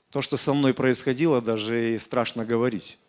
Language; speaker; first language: Russian; native; Russian